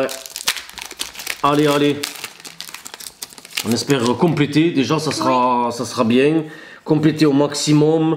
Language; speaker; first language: French; native; French